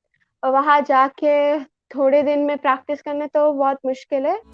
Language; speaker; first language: Hindi; non-native, local second language; Telugu